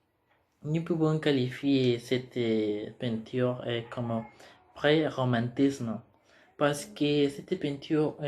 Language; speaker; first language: French; non-native, learner; Spanish